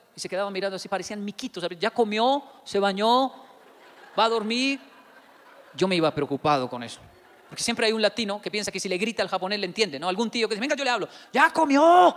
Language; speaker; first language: Spanish; native; Spanish